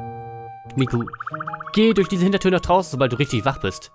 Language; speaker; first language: German; native; German